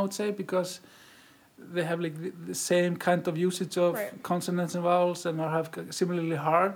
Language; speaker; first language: English; non-native, fluent; Icelandic